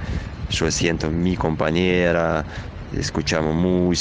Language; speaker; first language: Spanish; non-native, learner; Russian